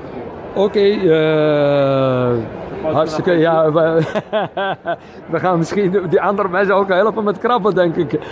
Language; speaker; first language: Dutch; non-native, fluent; Arabic